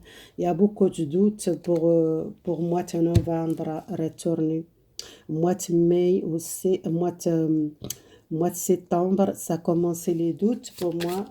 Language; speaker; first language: French; non-native, fluent; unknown